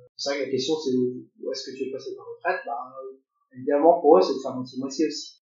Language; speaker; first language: French; early bilingual, other home language; Cantonese